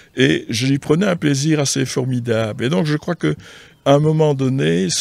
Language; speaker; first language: French; native; French